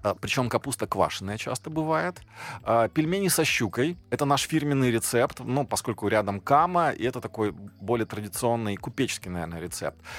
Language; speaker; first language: Russian; native; Russian